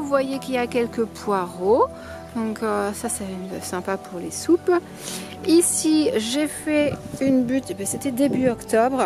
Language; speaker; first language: French; native; French